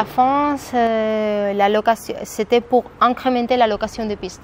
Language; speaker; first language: French; non-native, fluent; Spanish